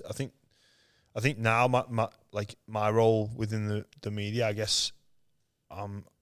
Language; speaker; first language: English; native; English